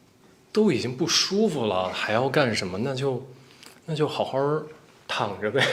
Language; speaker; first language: Chinese; native; Chinese